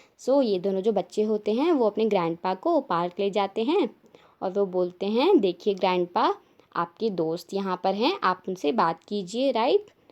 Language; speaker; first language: Hindi; native; Hindi